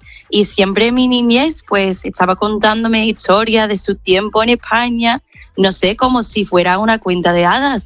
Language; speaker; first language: Spanish; non-native, fluent; English